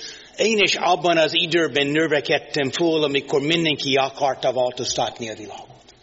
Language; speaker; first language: Hungarian; non-native, fluent; English